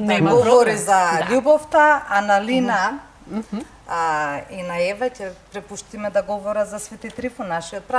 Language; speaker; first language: Macedonian; native; Macedonian